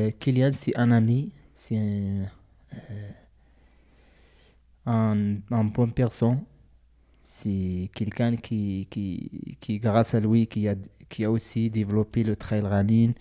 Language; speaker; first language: French; non-native, learner; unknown